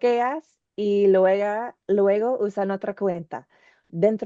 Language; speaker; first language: Spanish; non-native, learner; English